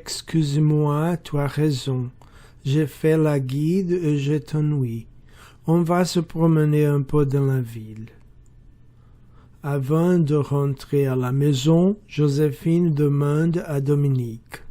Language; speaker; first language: French; non-native, learner; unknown